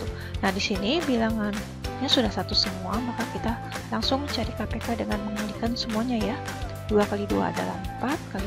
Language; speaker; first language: Indonesian; native; Indonesian